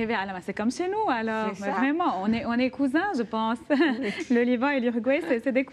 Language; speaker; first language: French; non-native, local second language; Arabic